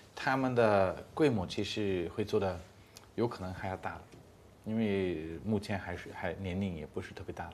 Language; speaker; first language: Chinese; non-native, fluent; English